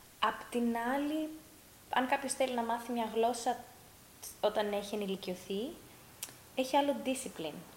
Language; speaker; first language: Greek; early bilingual, heritage; Greek